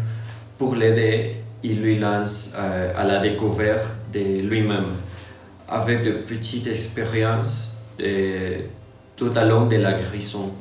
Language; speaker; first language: French; non-native, learner; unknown